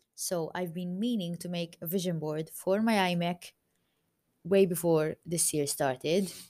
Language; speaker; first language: English; non-native, fluent; Maltese